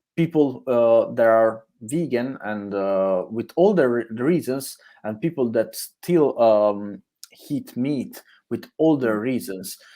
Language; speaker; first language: English; non-native, learner; Italian